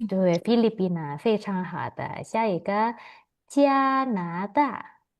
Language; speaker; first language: Chinese; non-native, fluent; Indonesian